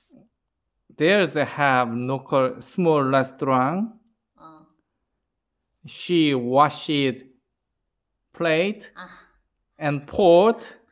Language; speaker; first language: English; non-native, learner; Korean